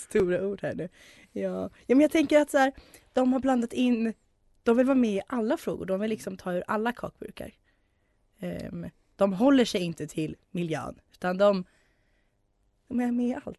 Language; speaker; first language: Swedish; native; Swedish